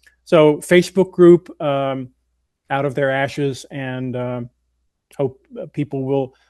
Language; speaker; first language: English; native; English